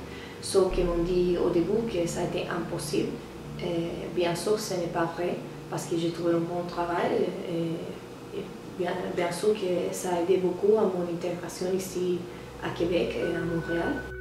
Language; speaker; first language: French; non-native, learner; Spanish